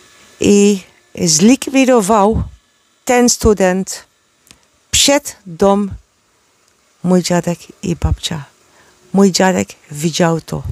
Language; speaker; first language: Polish; non-native, learner; Dutch